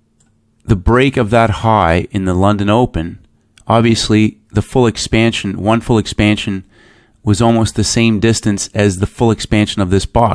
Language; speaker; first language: English; native; English